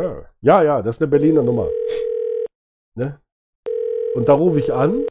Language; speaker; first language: German; native; German